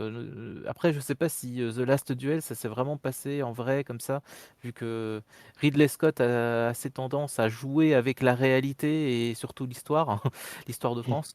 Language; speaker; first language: French; native; French